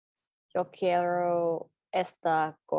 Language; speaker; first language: Spanish; non-native, learner; English